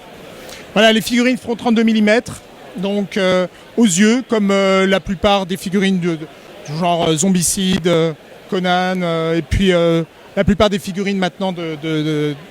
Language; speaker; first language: French; native; French